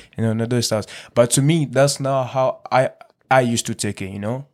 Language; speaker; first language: English; early bilingual, other home language; Kinyarwanda